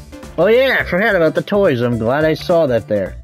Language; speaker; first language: English; native; English